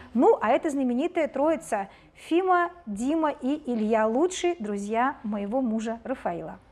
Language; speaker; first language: Russian; native; Russian